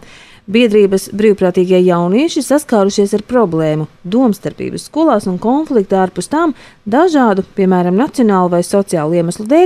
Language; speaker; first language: Latvian; native; Latvian